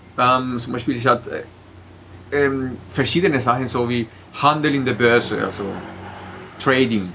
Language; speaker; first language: German; non-native, fluent; Spanish